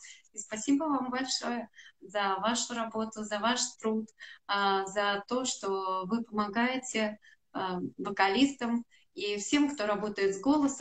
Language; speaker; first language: Russian; native; Russian